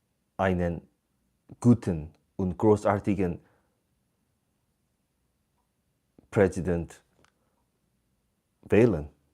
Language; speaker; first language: German; non-native, learner; Korean